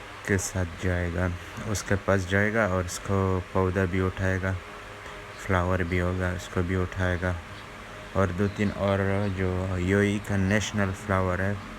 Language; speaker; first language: Hindi; non-native, fluent; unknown